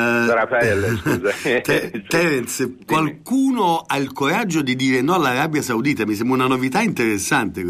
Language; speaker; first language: Italian; native; Italian